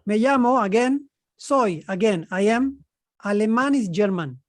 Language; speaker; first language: Spanish; non-native, fluent; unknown